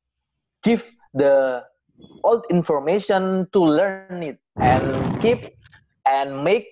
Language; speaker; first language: English; non-native, learner; Indonesian